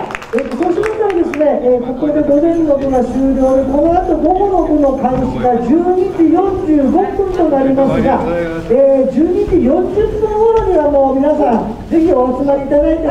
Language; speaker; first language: Japanese; native; Japanese